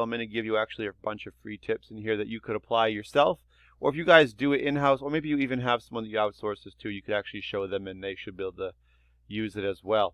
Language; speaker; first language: English; native; English